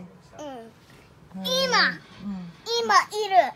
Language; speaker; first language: Japanese; non-native, learner; Filipino